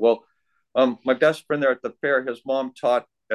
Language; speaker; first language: English; native; English